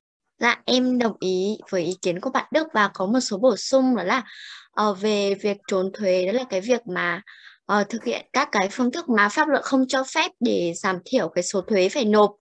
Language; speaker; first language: Vietnamese; native; Vietnamese